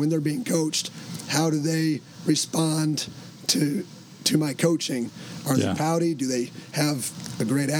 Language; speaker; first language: English; native; English